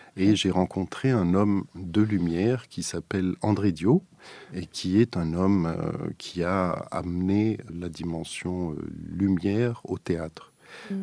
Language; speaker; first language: French; native; French